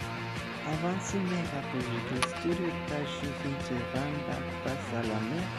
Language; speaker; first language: French; non-native, learner; Spanish